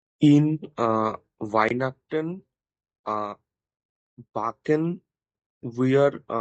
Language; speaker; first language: German; non-native, learner; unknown